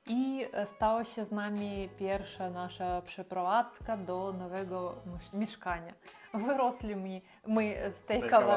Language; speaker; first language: Polish; non-native, learner; Russian